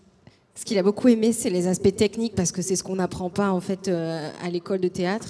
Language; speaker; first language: French; native; French